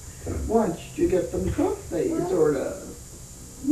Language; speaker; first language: English; native; English